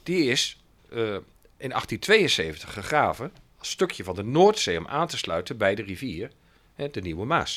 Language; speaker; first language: Dutch; native; Dutch